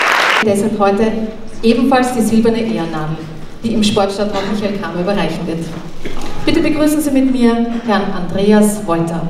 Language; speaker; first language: German; native; German